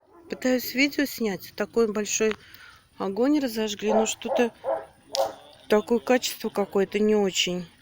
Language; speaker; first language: Russian; non-native, local second language; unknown